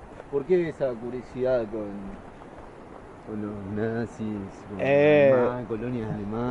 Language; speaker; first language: Spanish; native; Spanish